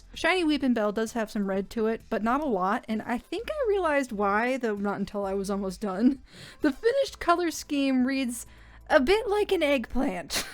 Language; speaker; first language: English; native; English